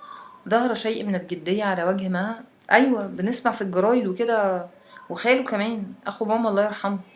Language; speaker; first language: Arabic; native; Arabic